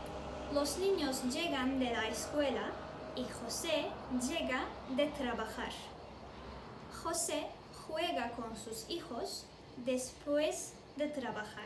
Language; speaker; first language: Spanish; non-native, fluent; Turkish